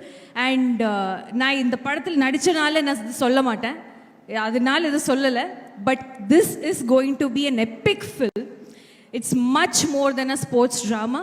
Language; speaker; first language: Tamil; non-native, fluent; Malayalam